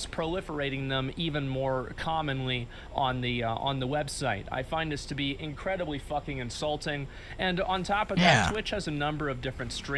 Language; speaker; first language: English; native; English